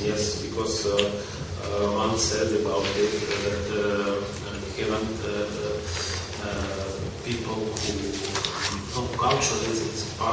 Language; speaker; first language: English; non-native, learner; Russian